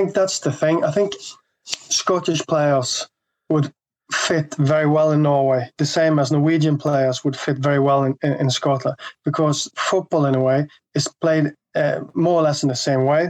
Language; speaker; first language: English; non-native, fluent; Norwegian